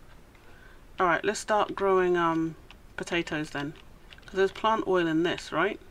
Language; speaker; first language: English; native; English